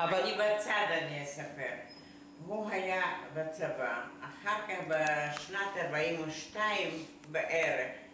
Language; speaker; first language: Hebrew; non-native, fluent; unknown